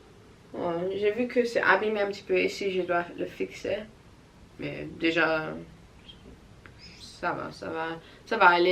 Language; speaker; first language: French; non-native, learner; English